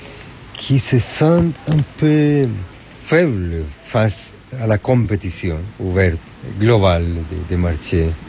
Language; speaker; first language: French; non-native, fluent; Spanish